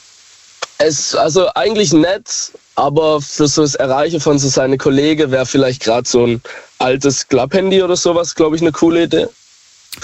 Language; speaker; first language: German; native; German